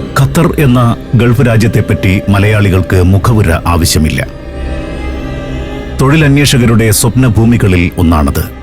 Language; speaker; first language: Malayalam; native; Malayalam